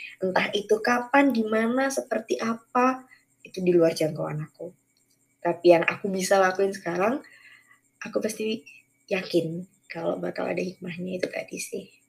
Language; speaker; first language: Indonesian; native; Indonesian